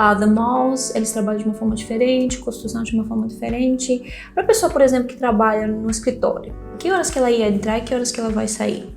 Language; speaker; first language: Portuguese; non-native, fluent; Greek